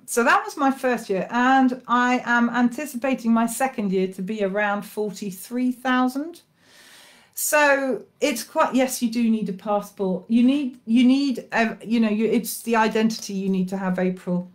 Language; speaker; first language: English; native; English